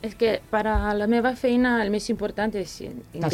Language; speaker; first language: Catalan; non-native, fluent; Serbian